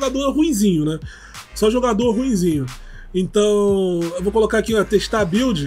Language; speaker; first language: Portuguese; native; Portuguese